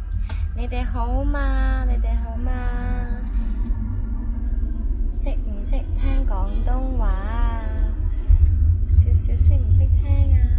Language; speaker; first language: Chinese; non-native, local second language; Cantonese